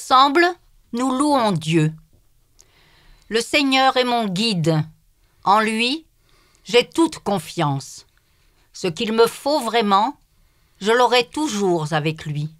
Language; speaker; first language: French; native; French